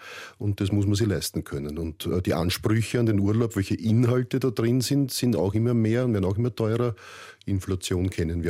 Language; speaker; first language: German; native; German